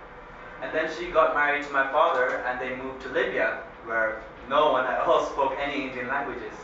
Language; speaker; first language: English; early bilingual, other home language; Hindi